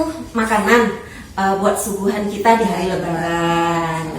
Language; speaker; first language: Indonesian; native; Indonesian